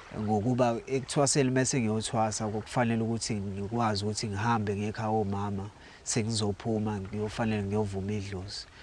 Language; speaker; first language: Zulu; native; Zulu